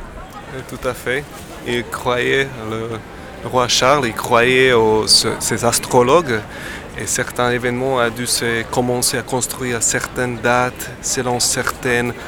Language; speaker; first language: French; non-native, fluent; Slovak